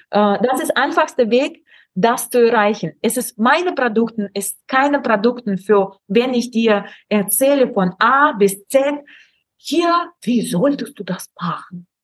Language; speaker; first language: German; non-native, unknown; Russian